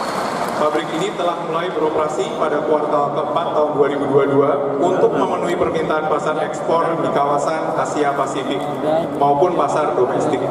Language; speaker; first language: Indonesian; native; Indonesian